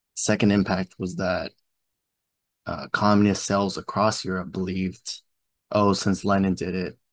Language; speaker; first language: English; native; English